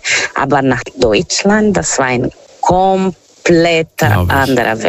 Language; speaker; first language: German; non-native, learner; Portuguese